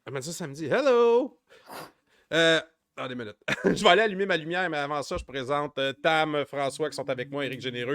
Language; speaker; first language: French; native; French